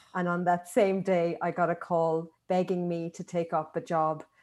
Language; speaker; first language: English; native; English